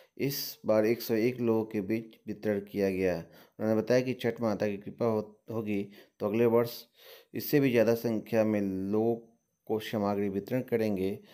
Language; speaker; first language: Hindi; native; Hindi